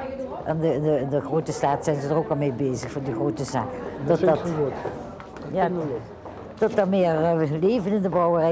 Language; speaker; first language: Dutch; native; Dutch